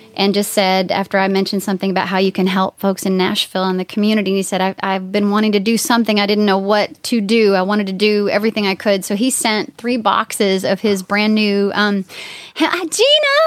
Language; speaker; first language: English; native; English